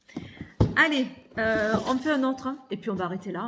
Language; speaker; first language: French; native; French